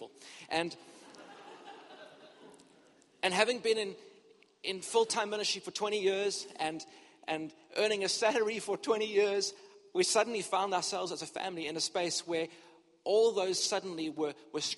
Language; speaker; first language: English; native; English